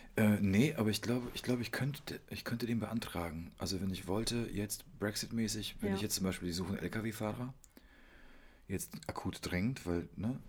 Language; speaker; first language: German; early bilingual, other home language; Polish